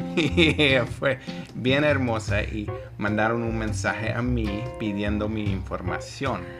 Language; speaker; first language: Spanish; non-native, learner; English